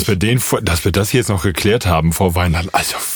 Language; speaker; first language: German; native; German